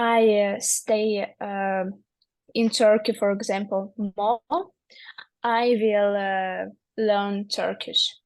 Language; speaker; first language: English; non-native, learner; Russian